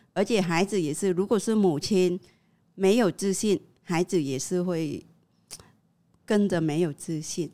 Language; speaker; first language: Chinese; non-native, fluent; Vietnamese